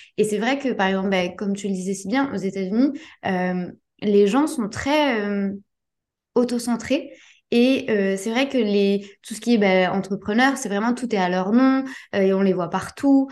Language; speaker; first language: French; native; French